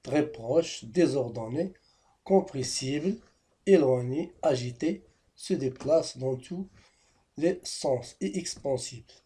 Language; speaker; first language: French; non-native, local second language; Arabic